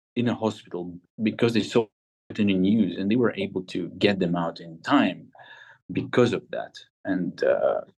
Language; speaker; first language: English; non-native, fluent; Ukrainian